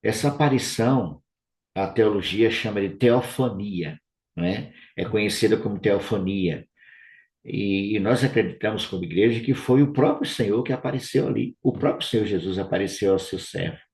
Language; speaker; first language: Portuguese; native; Portuguese